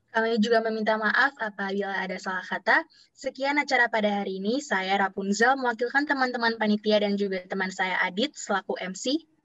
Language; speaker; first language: Indonesian; native; Indonesian